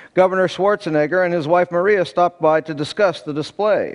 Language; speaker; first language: English; native; English